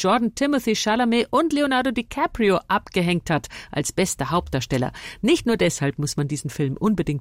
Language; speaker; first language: German; native; German